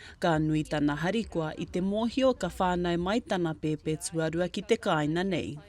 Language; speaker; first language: Māori; native; Māori